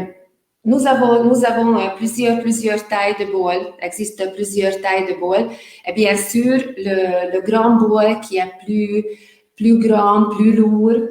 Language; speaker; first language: French; non-native, learner; Hungarian